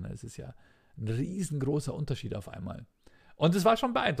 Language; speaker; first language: German; native; German